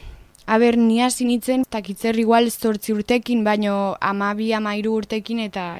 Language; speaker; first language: Basque; non-native, learner; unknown